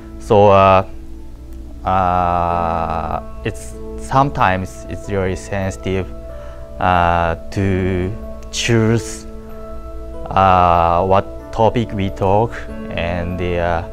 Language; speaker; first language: English; non-native, learner; Japanese